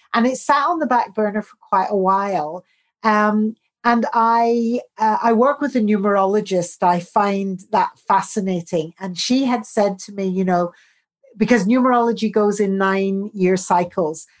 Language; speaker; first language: English; native; English